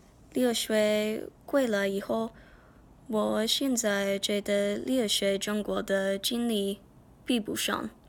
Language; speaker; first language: Chinese; non-native, learner; English